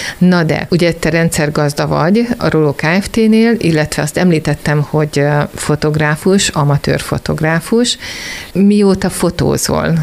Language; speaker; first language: Hungarian; native; Hungarian